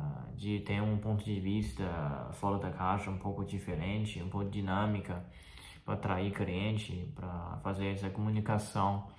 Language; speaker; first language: Portuguese; non-native, fluent; Chinese